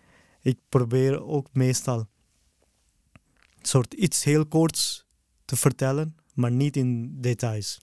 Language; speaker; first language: Dutch; early bilingual, other home language; Urdu